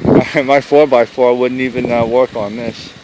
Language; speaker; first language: English; native; English